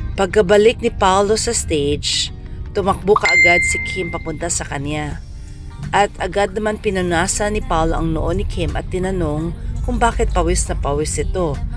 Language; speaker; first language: Filipino; native; Filipino